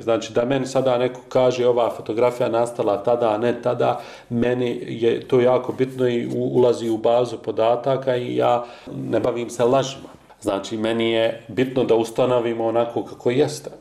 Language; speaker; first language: Croatian; native; Croatian